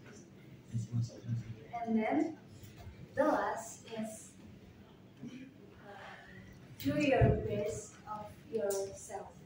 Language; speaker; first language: English; non-native, learner; Indonesian